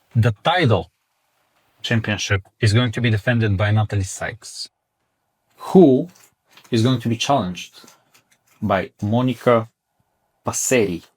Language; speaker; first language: English; non-native, fluent; Bulgarian